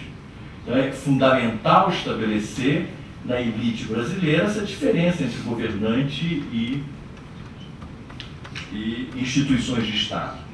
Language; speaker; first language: Portuguese; native; Portuguese